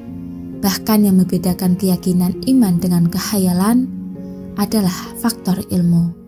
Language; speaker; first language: Indonesian; native; Indonesian